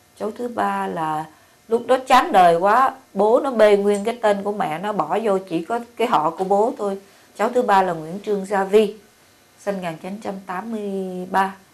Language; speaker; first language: Vietnamese; native; Vietnamese